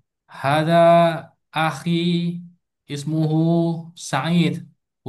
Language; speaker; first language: Arabic; non-native, learner; Indonesian